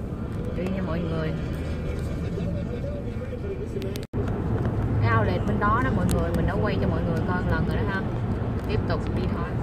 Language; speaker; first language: Vietnamese; native; Vietnamese